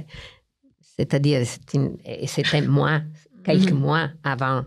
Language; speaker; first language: French; non-native, fluent; Italian